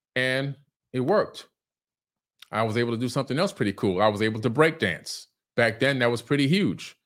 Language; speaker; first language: English; native; English